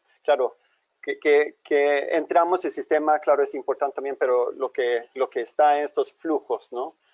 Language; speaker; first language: Spanish; non-native, fluent; Swedish